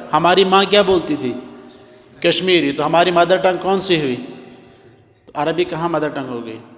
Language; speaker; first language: Urdu; non-native, local second language; Kashmiri